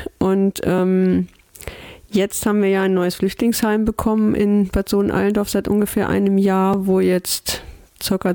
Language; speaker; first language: German; native; German